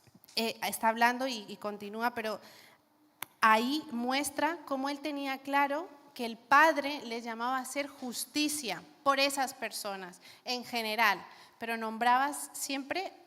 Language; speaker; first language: Spanish; native; Spanish